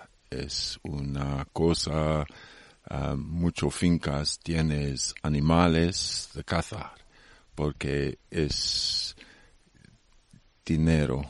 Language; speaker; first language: Spanish; non-native, learner; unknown